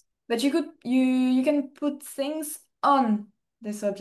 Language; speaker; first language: English; non-native, fluent; French